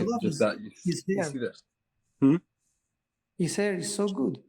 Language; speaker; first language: English; non-native, learner; Portuguese